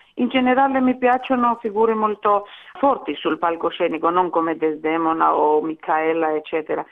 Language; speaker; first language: Italian; non-native, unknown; Georgian